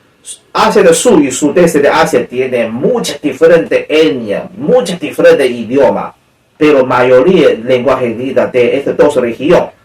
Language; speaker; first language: Spanish; non-native, learner; Chinese